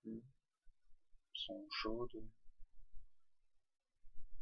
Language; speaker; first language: French; native; French